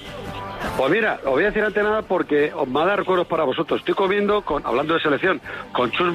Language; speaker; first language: Spanish; native; Spanish